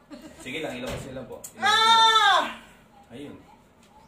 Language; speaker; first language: Filipino; native; Filipino